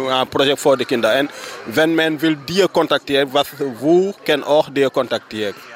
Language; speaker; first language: German; non-native, learner; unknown